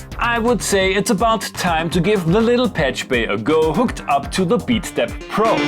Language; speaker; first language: English; non-native, fluent; German